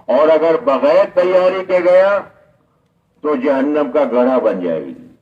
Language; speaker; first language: Urdu; native; Urdu